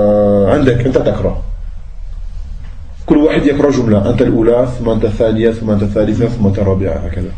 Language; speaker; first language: Arabic; non-native, fluent; French